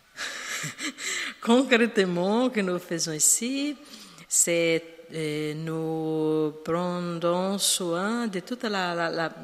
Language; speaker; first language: French; non-native, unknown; Portuguese